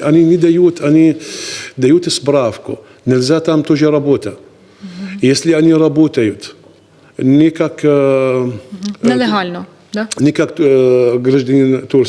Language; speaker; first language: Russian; non-native, learner; Arabic